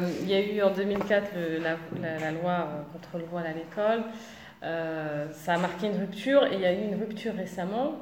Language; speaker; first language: French; native; French